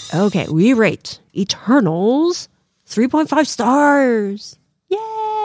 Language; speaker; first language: English; non-native, local second language; Filipino